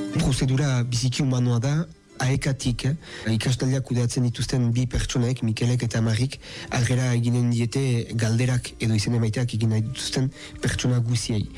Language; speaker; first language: Basque; native; Basque